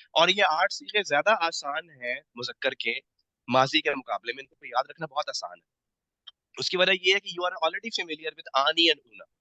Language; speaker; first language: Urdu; native; Urdu